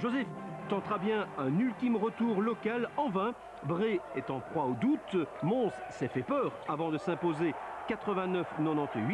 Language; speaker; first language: French; native; French